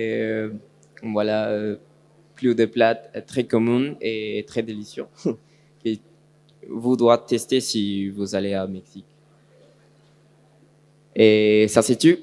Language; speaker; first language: French; non-native, learner; Spanish